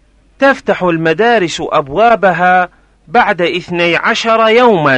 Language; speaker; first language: Arabic; non-native, fluent; Persian